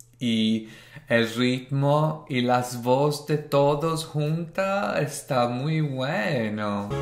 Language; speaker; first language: Spanish; non-native, learner; Italian